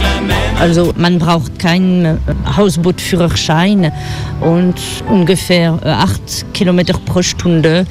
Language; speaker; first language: German; non-native, learner; French